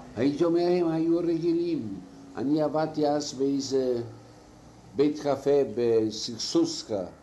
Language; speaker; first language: Hebrew; non-native, fluent; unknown